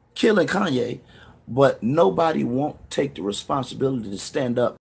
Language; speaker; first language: English; native; English